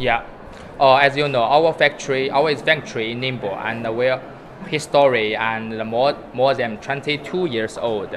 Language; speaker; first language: English; non-native, learner; Chinese